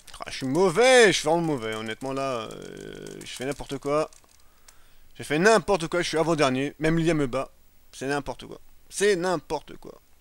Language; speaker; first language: French; native; French